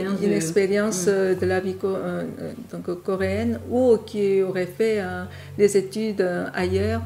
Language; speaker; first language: French; non-native, fluent; Korean